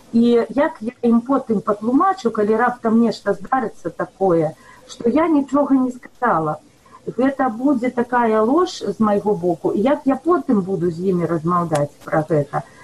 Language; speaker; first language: Belarusian; native; Belarusian